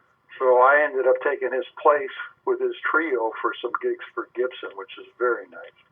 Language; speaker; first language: English; native; English